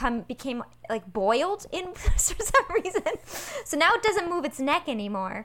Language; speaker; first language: English; early bilingual, other home language; Persian